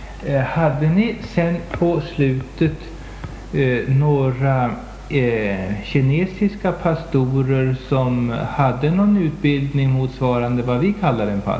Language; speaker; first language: Swedish; native; Swedish